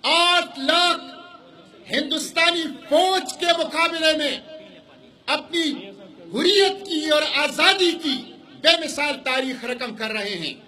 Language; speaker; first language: Urdu; non-native, local second language; Pashto